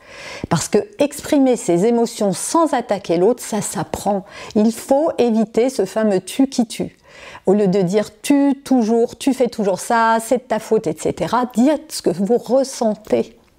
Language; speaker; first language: French; native; French